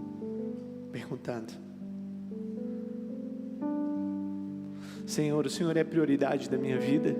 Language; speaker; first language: Portuguese; native; Portuguese